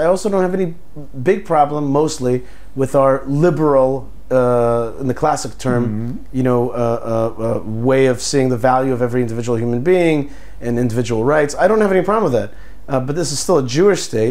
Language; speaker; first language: English; early bilingual, other home language; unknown